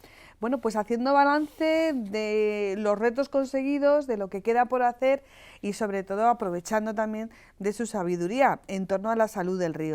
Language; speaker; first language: Spanish; native; Spanish